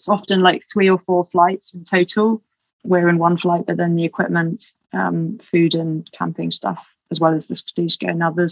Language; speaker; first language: English; native; English